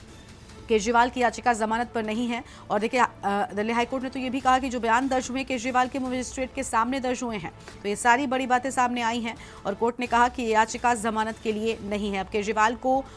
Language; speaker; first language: Hindi; native; Hindi